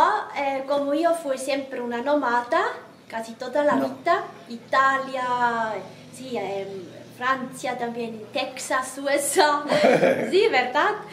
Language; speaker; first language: Spanish; non-native, learner; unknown